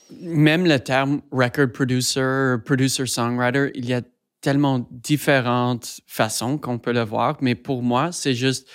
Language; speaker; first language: French; non-native, fluent; English